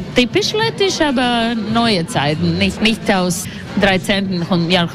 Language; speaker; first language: German; non-native, learner; Latvian